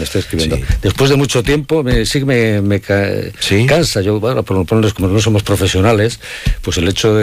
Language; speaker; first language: Spanish; native; Spanish